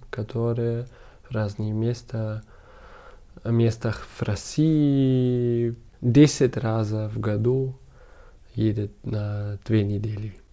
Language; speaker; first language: Russian; non-native, learner; German